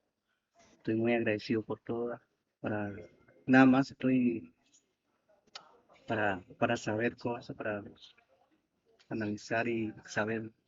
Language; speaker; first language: Spanish; non-native, local second language; Guarani